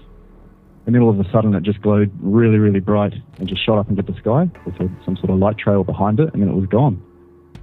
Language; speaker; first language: English; native; English